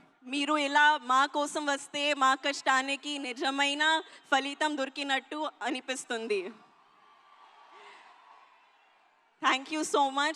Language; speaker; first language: Telugu; non-native, learner; Hindi